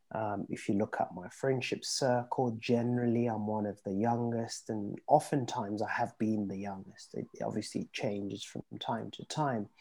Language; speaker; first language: English; early bilingual, other home language; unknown